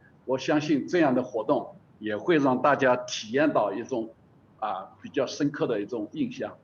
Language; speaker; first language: Chinese; native; Chinese